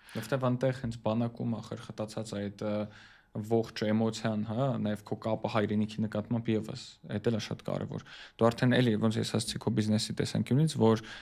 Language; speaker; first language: Armenian; early bilingual, heritage; Armenian